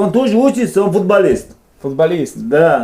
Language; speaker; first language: Russian; non-native, local second language; Uzbek